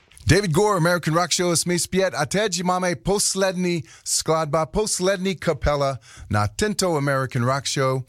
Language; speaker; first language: Czech; non-native, learner; English